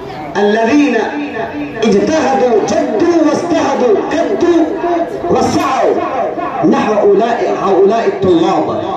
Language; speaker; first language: Arabic; non-native, fluent; Urdu